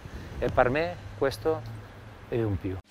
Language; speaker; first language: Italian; non-native, learner; Spanish